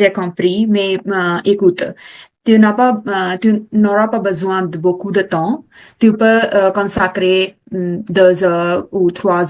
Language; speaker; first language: French; non-native, learner; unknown